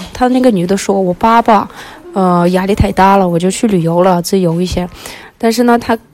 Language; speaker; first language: Chinese; early bilingual, other home language; Russian